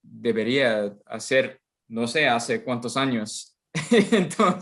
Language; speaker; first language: Spanish; non-native, fluent; English